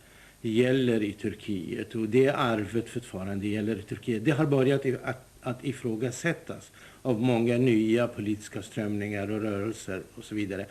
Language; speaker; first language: Swedish; non-native, fluent; Kurdish